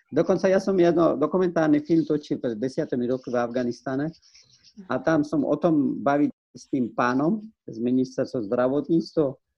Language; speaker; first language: Slovak; non-native, fluent; Persian